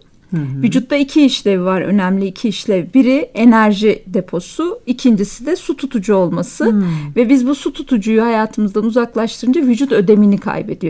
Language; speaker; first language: Turkish; native; Turkish